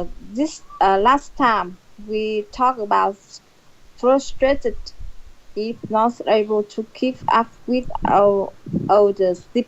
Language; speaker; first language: English; non-native, learner; Vietnamese